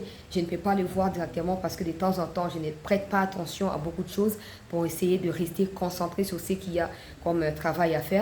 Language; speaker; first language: French; non-native, local second language; Lingala